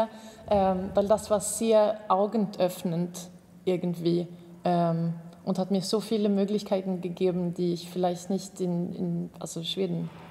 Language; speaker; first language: German; non-native, fluent; Swedish